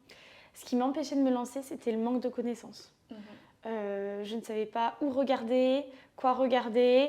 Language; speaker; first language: French; native; French